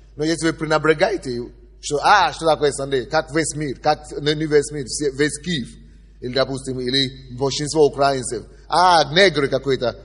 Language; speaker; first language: Russian; non-native, fluent; Yoruba